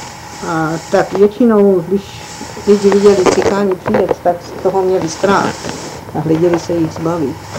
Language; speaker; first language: Czech; early bilingual, heritage; Czech